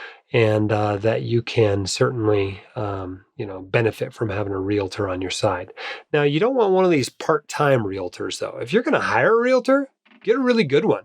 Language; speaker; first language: English; native; English